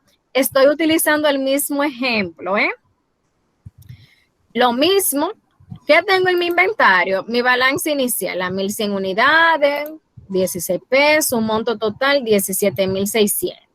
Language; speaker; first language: Spanish; native; Spanish